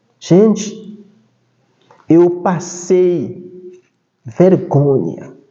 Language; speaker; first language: Portuguese; non-native, fluent; Haitian Creole